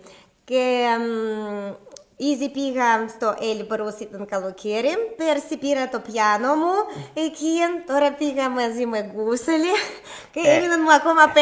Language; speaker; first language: Greek; non-native, learner; Russian